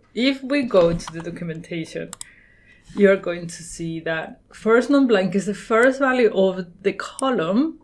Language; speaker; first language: English; non-native, fluent; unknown